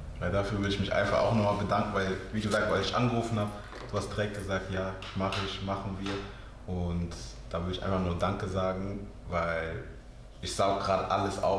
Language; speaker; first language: German; early bilingual, other home language; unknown